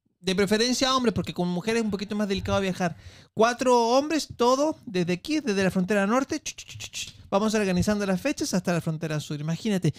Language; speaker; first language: Spanish; native; Spanish